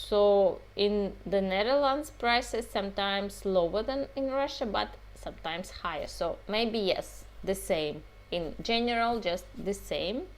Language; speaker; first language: English; non-native, fluent; Russian